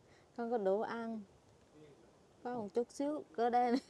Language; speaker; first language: Vietnamese; non-native, local second language; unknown